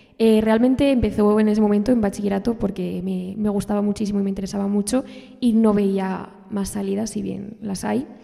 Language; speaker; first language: Spanish; native; Spanish